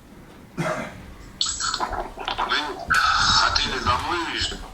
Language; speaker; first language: Russian; non-native, learner; Uzbek